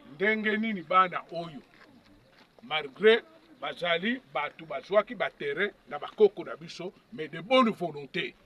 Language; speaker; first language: Lingala; non-native, local second language; Kongo